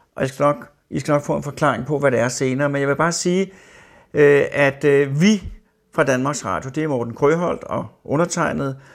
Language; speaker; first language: Danish; native; Danish